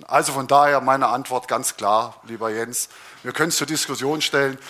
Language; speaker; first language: German; native; German